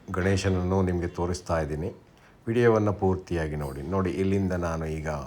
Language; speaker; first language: Kannada; native; Kannada